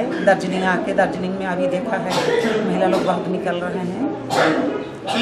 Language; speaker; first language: Hindi; non-native, local second language; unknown